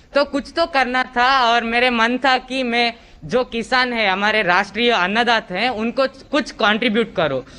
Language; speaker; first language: Hindi; non-native, local second language; Kannada